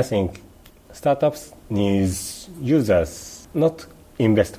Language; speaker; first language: English; non-native, learner; Japanese